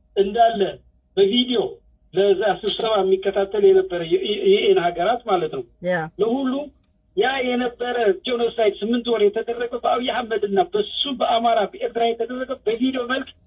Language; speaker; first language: Amharic; non-native, local second language; Tigrinya